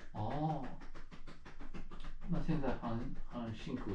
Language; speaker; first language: Chinese; non-native, learner; Japanese